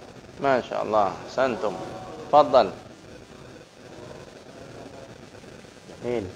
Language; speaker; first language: Arabic; non-native, fluent; Indonesian